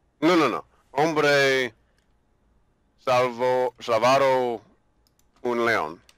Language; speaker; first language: Spanish; non-native, learner; English